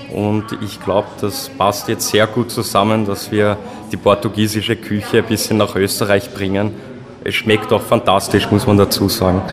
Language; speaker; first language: German; native; German